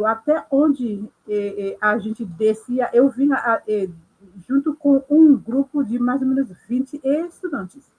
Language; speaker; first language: Portuguese; non-native, local second language; Haitian Creole